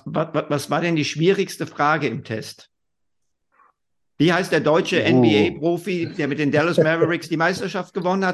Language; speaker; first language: German; native; German